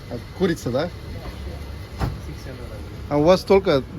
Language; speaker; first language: Russian; non-native, learner; Tamil